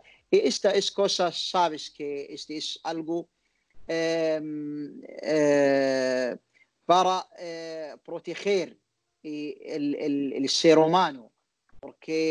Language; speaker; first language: Spanish; non-native, learner; Arabic